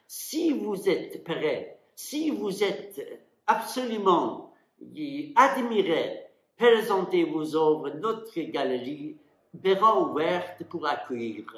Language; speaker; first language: French; non-native, fluent; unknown